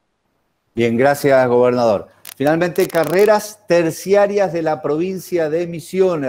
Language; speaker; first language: Spanish; native; Spanish